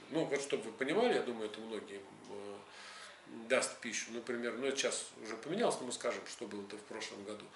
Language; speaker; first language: Russian; native; Russian